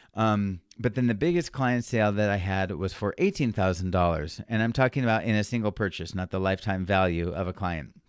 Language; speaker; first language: English; native; English